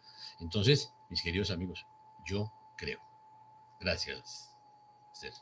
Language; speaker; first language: Spanish; native; Spanish